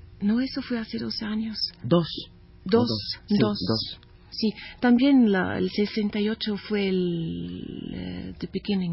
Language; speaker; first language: Spanish; non-native, learner; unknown